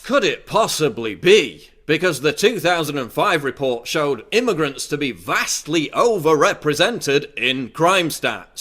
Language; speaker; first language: English; native; English